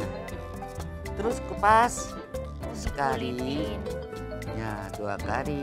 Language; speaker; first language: Indonesian; non-native, learner; Japanese